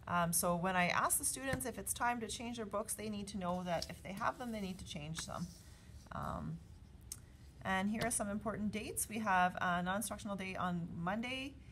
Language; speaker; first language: English; native; English